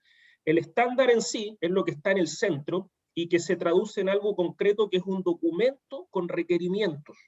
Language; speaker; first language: Spanish; native; Spanish